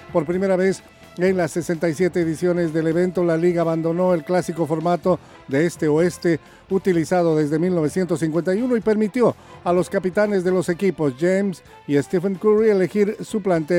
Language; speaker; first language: Spanish; native; Spanish